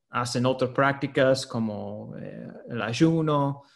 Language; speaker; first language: Spanish; non-native, fluent; English